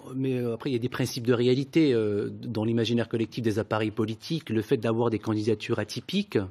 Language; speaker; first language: French; native; French